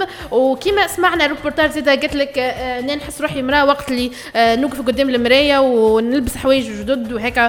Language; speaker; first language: Arabic; native; Arabic